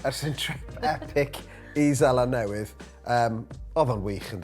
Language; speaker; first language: Welsh; native; Welsh